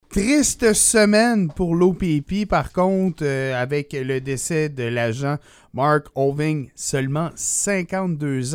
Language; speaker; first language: French; native; French